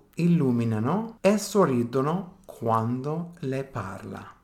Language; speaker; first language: Italian; non-native, learner; English